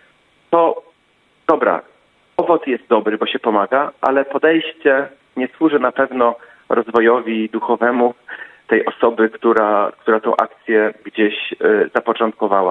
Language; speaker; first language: Polish; native; Polish